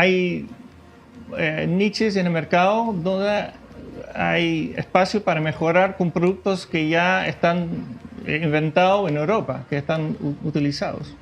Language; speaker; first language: Spanish; non-native, fluent; Dutch